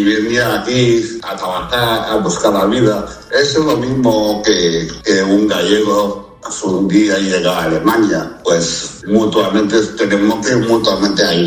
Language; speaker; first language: Spanish; non-native, fluent; Chinese